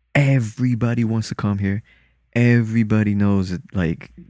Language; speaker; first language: English; early bilingual, other home language; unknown